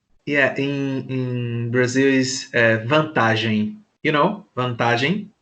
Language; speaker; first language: English; non-native, learner; Portuguese